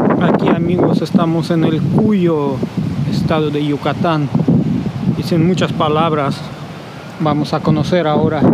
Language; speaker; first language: Spanish; non-native, fluent; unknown